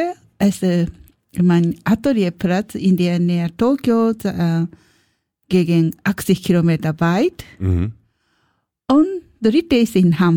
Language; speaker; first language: German; non-native, learner; Japanese